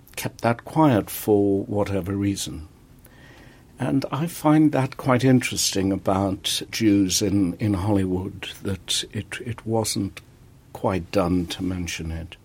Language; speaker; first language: English; native; English